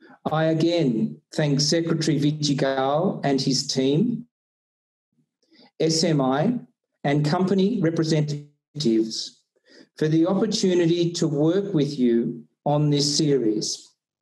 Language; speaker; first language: English; native; English